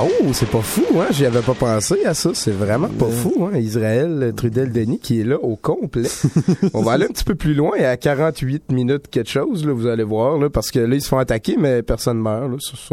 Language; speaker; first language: French; native; French